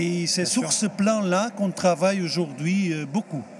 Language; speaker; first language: French; non-native, fluent; Portuguese